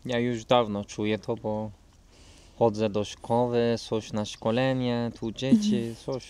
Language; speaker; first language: Polish; non-native, fluent; Turkish